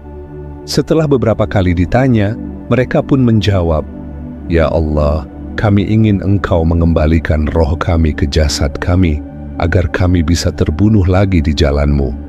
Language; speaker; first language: Indonesian; native; Indonesian